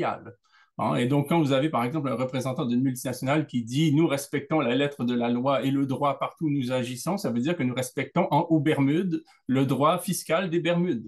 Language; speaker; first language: French; native; French